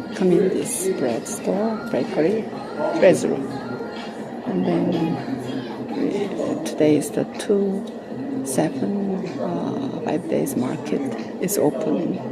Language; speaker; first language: English; non-native, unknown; Korean